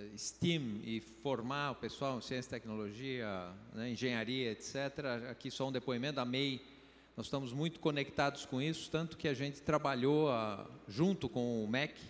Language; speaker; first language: Portuguese; native; Portuguese